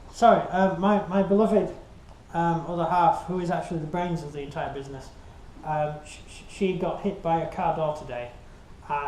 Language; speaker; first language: English; native; English